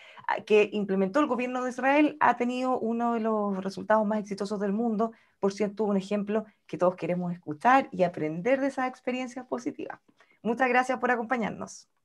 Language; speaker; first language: Spanish; native; Spanish